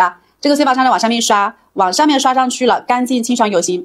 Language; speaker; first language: Chinese; native; Chinese